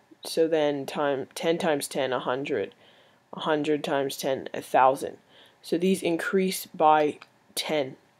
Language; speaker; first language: English; native; English